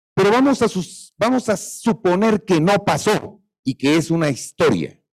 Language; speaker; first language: Spanish; native; Spanish